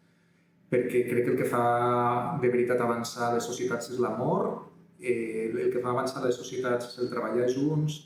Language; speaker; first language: Catalan; native; Catalan